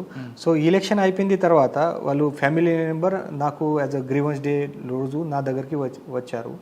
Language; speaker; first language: Telugu; non-native, fluent; Hindi